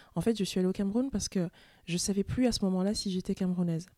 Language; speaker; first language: French; native; French